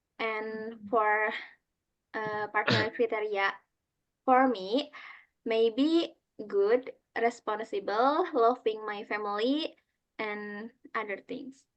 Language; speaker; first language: English; non-native, learner; Indonesian